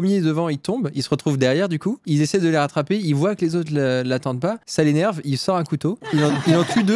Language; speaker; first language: French; native; French